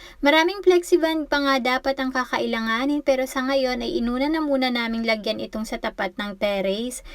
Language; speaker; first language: Filipino; native; Filipino